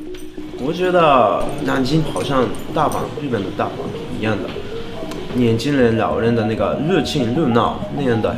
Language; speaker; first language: Chinese; non-native, learner; Japanese